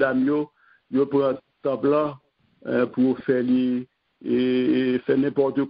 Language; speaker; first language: French; non-native, local second language; Haitian Creole